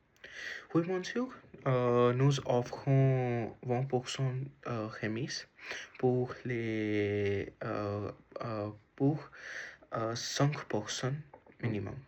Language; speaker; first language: French; non-native, learner; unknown